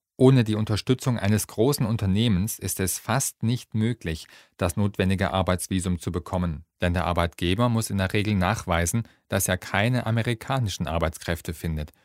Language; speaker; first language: German; native; German